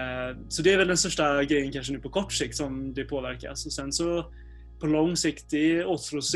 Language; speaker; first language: Swedish; native; Swedish